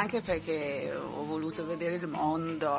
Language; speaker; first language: Italian; non-native, learner; Swedish